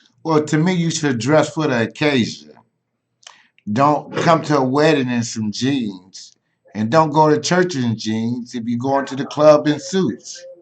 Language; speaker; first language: English; native; English